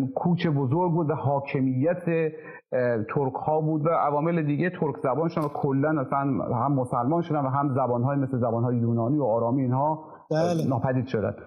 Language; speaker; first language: Persian; native; Persian